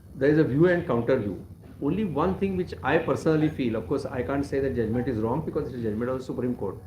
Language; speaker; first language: English; non-native, local second language; Marathi